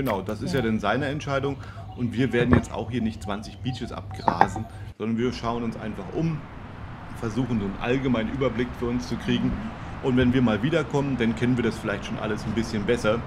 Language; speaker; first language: German; native; German